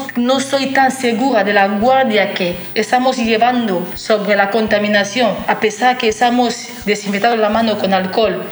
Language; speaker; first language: Spanish; non-native, fluent; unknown